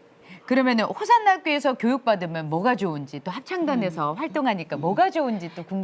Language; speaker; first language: Korean; native; Korean